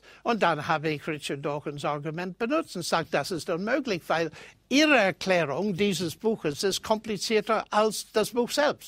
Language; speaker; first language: German; non-native, fluent; English